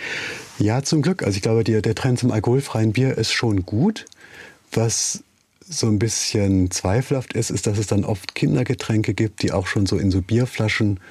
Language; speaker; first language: German; native; German